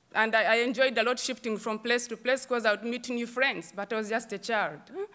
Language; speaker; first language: English; non-native, local second language; Kinyarwanda